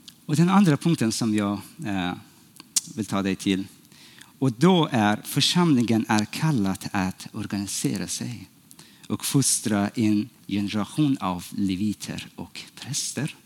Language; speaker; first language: Swedish; non-native, fluent; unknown